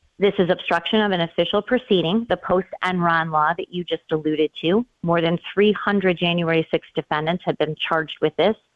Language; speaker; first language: English; native; English